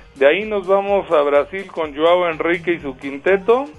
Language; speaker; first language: Spanish; native; Spanish